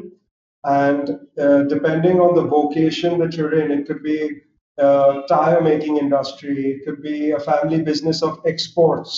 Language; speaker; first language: English; non-native, local second language; Gujarati